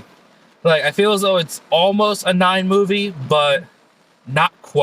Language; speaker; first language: English; native; English